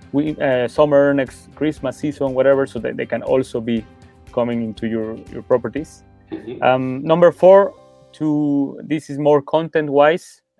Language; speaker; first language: English; non-native, fluent; Spanish